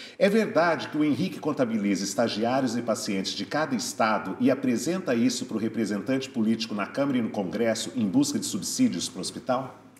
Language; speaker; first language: Portuguese; native; Portuguese